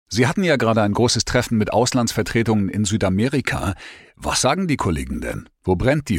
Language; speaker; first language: German; native; German